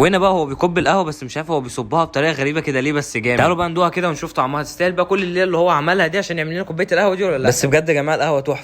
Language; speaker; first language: Arabic; native; Arabic